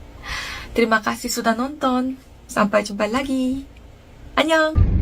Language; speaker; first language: Indonesian; non-native, fluent; Korean